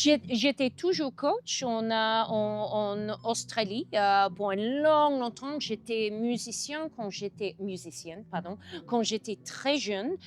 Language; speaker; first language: French; non-native, learner; English